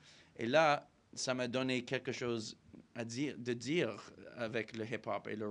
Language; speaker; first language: French; non-native, fluent; English